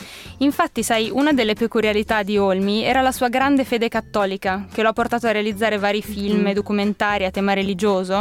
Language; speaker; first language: Italian; native; Italian